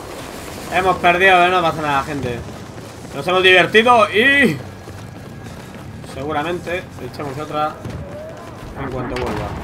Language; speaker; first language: Spanish; native; Spanish